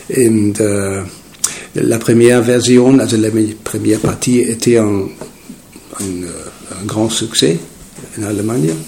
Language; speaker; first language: French; non-native, learner; German